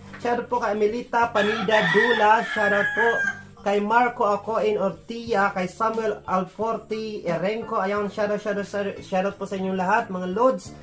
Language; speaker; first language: Filipino; non-native, local second language; Waray